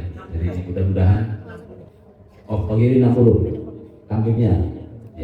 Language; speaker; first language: Indonesian; native; Indonesian